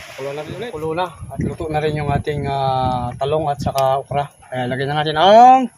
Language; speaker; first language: Filipino; non-native, local second language; Iloko